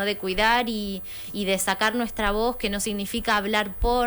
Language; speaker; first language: Spanish; native; Spanish